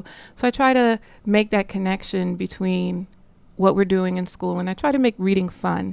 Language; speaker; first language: English; native; English